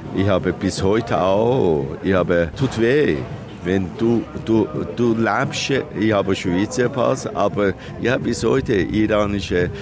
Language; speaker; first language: German; non-native, learner; Persian